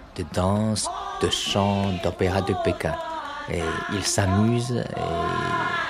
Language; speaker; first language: French; non-native, fluent; Chinese